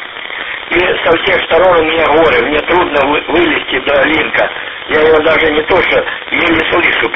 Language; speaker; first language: Russian; native; Russian